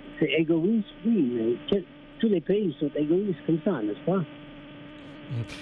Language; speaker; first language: French; non-native, fluent; English